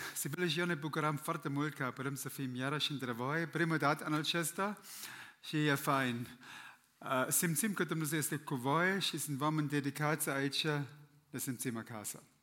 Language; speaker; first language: Romanian; non-native, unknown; German